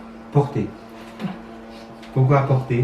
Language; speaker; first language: French; non-native, learner; Sinhala